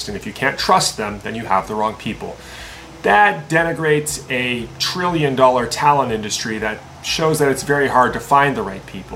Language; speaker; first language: English; native; English